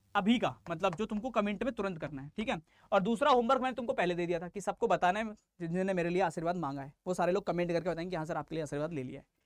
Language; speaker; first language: Hindi; native; Hindi